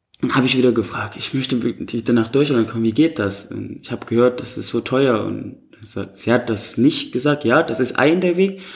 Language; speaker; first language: German; non-native, fluent; Indonesian